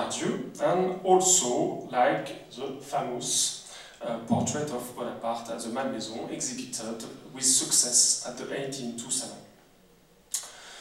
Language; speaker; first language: English; non-native, fluent; French